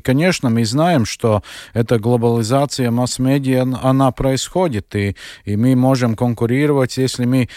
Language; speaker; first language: Russian; non-native, local second language; Latvian